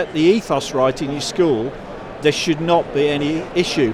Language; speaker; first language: English; native; English